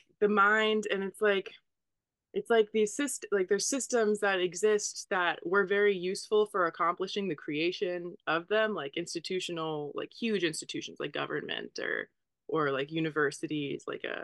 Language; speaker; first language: English; native; English